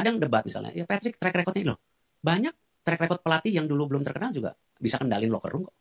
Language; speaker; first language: Indonesian; native; Indonesian